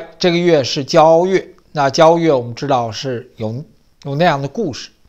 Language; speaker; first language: Chinese; native; Chinese